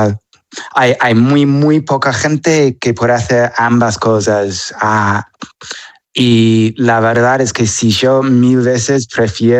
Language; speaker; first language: Spanish; non-native, fluent; English